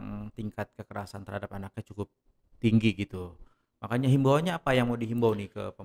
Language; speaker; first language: Indonesian; native; Indonesian